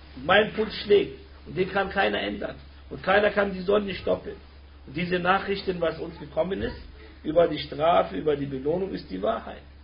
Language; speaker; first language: German; early bilingual, other home language; Turkish